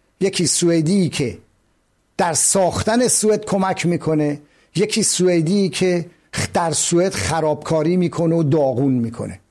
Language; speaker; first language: Persian; native; Persian